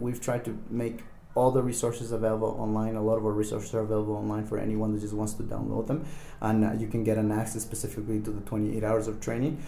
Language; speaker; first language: English; non-native, fluent; Spanish